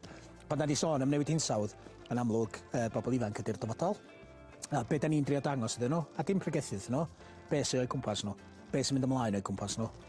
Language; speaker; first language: Welsh; native; Welsh